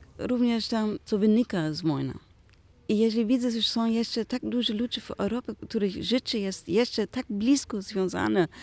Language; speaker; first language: Polish; non-native, learner; German